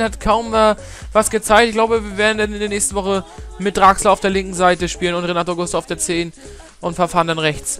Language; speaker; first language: German; native; German